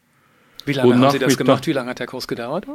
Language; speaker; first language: German; native; German